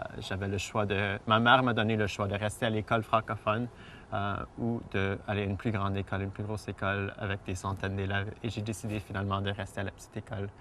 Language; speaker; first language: French; native; French